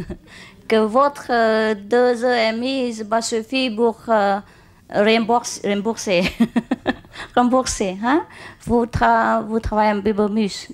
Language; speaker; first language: French; non-native, fluent; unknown